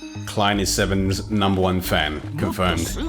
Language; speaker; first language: English; native; English